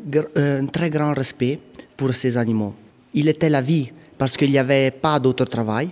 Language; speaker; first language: French; non-native, local second language; Italian